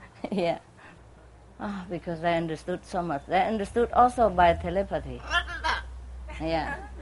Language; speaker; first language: English; non-native, fluent; Vietnamese